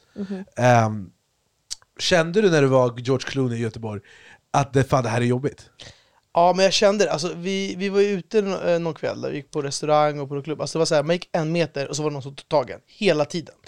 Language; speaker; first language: Swedish; native; Swedish